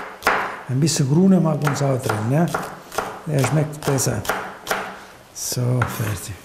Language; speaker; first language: German; non-native, learner; Italian